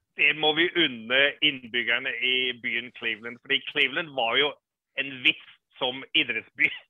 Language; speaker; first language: Norwegian; early bilingual, other home language; English